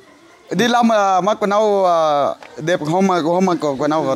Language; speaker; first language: Vietnamese; non-native, learner; Portuguese